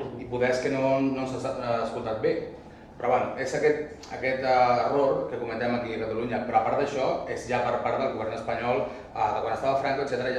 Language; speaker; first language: Catalan; non-native, local second language; Spanish